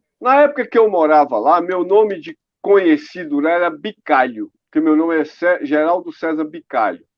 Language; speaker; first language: Portuguese; native; Portuguese